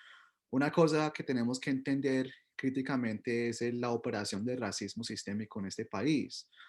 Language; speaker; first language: Spanish; early bilingual, heritage; Spanish